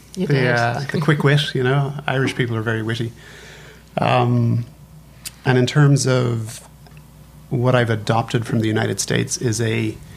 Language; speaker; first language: English; native; English